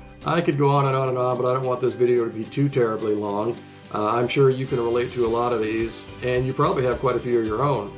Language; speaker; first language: English; native; English